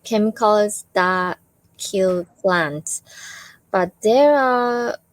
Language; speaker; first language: English; non-native, learner; Japanese